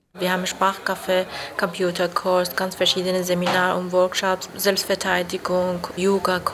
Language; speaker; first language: German; non-native, learner; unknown